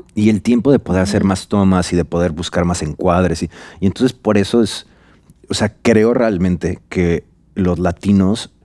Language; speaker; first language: Spanish; native; Spanish